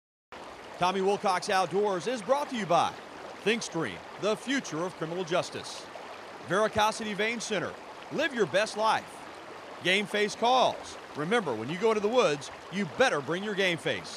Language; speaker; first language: English; native; English